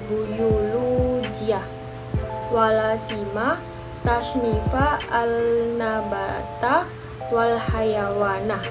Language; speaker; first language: Arabic; non-native, learner; Indonesian